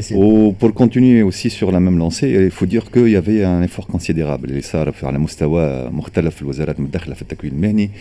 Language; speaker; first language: French; non-native, local second language; Arabic